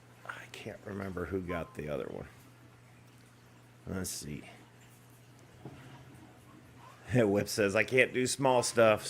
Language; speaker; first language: English; native; English